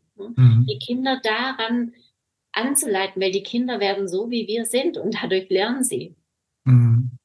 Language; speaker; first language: German; native; German